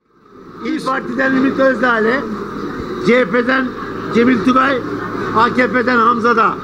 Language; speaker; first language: Turkish; native; Turkish